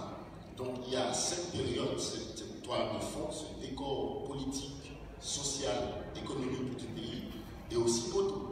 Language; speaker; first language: French; non-native, local second language; Haitian Creole